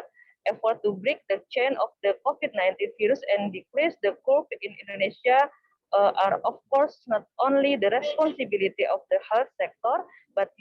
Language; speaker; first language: English; non-native, fluent; Indonesian